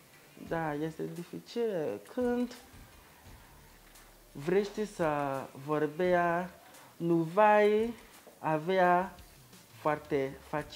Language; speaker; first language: Romanian; non-native, learner; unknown